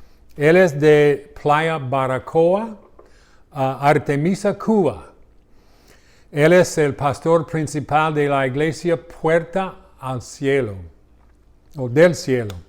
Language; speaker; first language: Spanish; non-native, learner; English